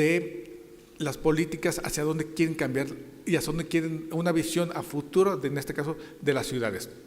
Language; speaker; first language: Spanish; native; Spanish